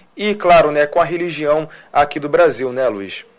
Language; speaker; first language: Portuguese; native; Portuguese